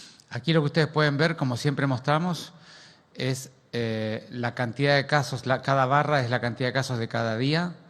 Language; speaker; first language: Spanish; native; Spanish